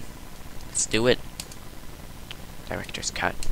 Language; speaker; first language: English; native; English